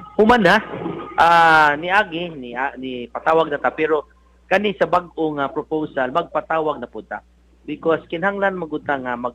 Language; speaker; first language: Cebuano; native; Cebuano